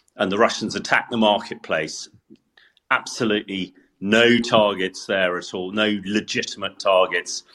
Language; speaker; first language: English; native; English